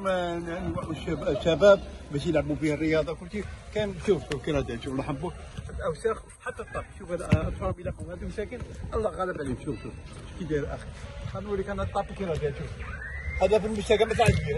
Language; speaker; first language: Arabic; native; Arabic